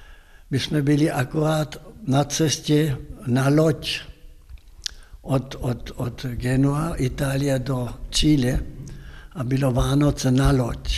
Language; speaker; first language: Czech; non-native, local second language; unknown